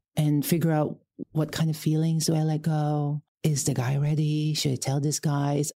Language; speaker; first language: English; non-native, local second language; Filipino